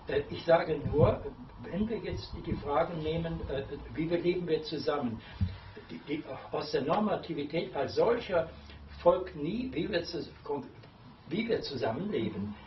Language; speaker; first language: German; native; German